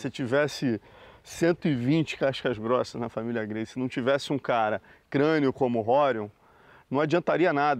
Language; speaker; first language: Portuguese; native; Portuguese